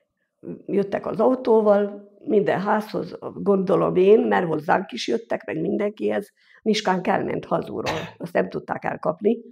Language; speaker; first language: Hungarian; native; Hungarian